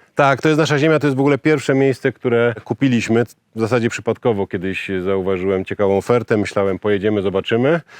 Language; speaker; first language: Polish; native; Polish